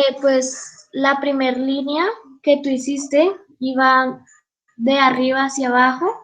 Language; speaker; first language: Spanish; native; Spanish